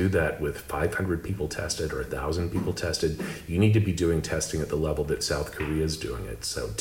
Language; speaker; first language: English; native; English